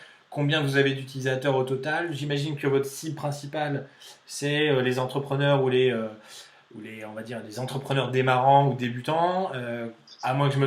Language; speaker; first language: French; native; French